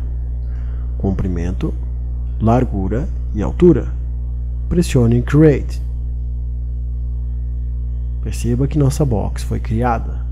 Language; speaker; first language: Portuguese; native; Portuguese